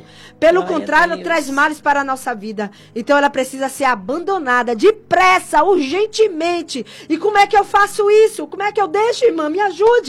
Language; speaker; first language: Portuguese; native; Portuguese